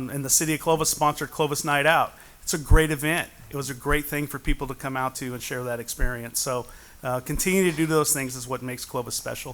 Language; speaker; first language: English; native; English